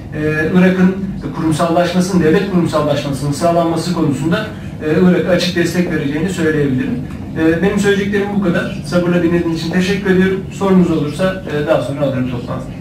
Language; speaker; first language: Turkish; native; Turkish